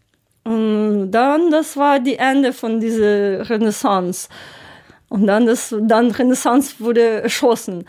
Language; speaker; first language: German; non-native, learner; Ukrainian